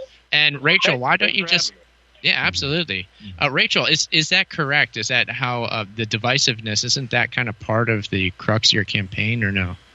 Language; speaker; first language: English; native; English